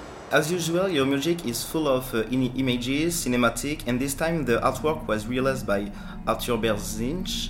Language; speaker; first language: English; non-native, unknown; French